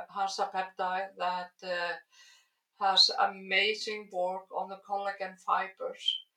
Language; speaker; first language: English; non-native, fluent; Icelandic